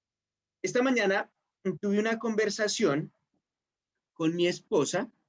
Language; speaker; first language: Spanish; native; Spanish